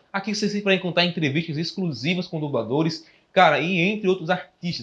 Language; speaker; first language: Portuguese; native; Portuguese